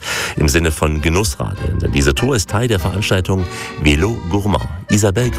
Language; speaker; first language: German; native; German